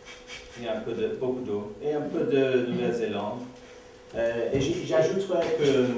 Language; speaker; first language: French; non-native, learner; English